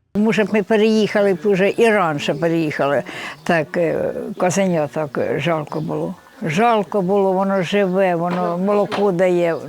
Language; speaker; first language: Ukrainian; native; Ukrainian